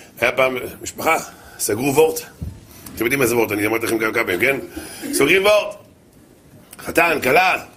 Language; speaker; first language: Hebrew; native; Hebrew